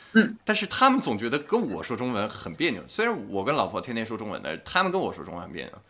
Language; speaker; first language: Chinese; non-native, fluent; French